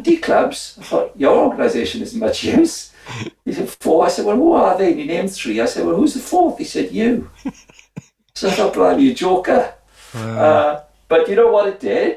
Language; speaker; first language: English; native; English